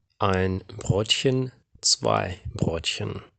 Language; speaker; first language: German; non-native, fluent; Ukrainian